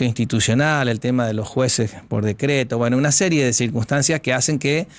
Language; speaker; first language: Spanish; native; Spanish